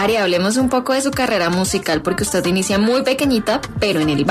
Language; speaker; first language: Spanish; native; Spanish